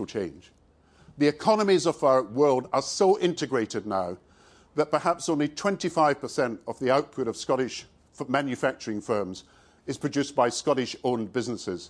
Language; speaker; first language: English; native; English